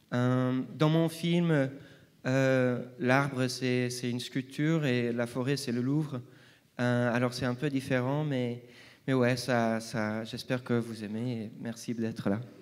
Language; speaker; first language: French; non-native, fluent; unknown